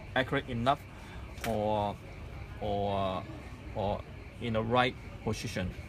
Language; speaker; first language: English; non-native, local second language; Cantonese